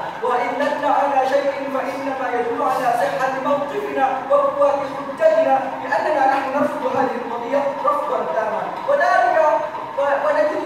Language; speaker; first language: Arabic; non-native, learner; Indonesian